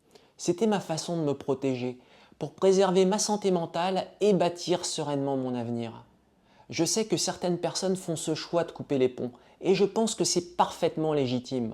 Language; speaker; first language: French; native; French